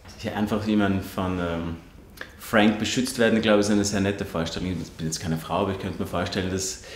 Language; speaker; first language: German; native; German